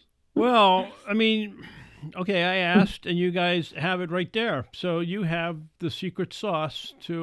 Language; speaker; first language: English; native; English